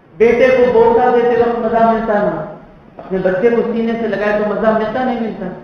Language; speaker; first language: Urdu; native; Urdu